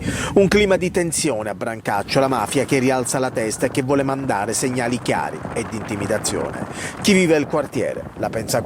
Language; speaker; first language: Italian; native; Italian